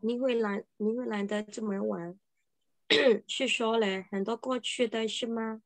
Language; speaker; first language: Chinese; non-native, learner; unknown